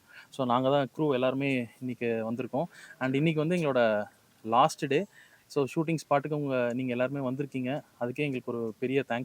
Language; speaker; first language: Tamil; native; Tamil